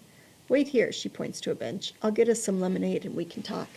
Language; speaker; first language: English; native; English